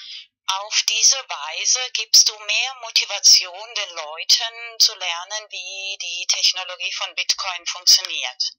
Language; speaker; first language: German; non-native, fluent; Spanish